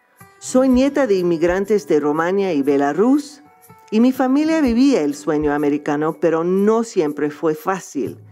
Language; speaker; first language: Spanish; non-native, fluent; English